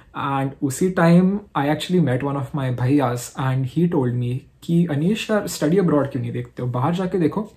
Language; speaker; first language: English; non-native, local second language; Hindi